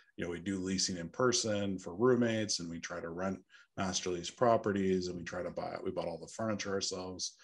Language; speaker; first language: English; native; English